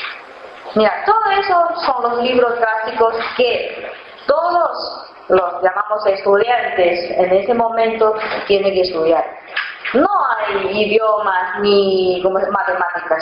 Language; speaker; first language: Spanish; non-native, fluent; Chinese